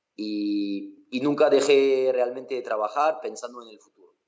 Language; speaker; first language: Spanish; non-native, fluent; French